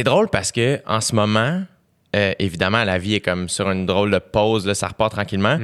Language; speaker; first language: French; native; French